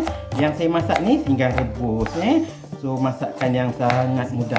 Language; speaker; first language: Malay; native; Malay